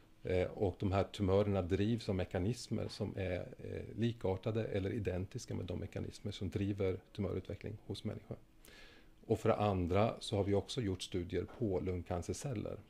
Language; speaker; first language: Swedish; native; Swedish